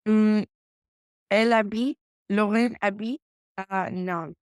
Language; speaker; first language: French; non-native, learner; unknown